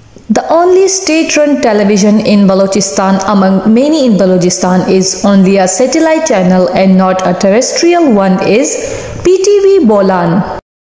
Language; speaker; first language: English; non-native, local second language; Pashto